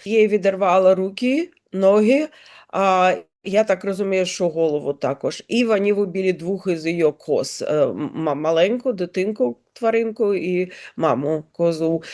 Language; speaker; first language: Ukrainian; non-native, learner; Russian